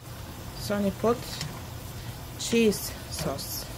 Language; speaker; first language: English; non-native, local second language; Bulgarian